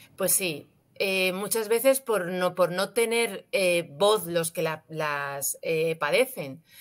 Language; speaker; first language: Spanish; native; Spanish